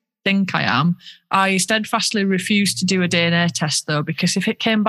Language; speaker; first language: English; native; English